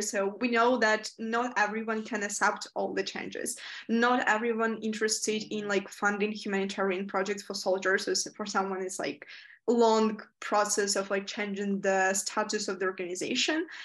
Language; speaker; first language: English; non-native, fluent; Ukrainian